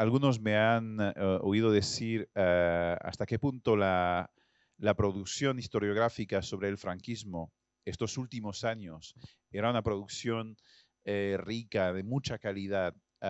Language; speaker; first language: Spanish; non-native, fluent; French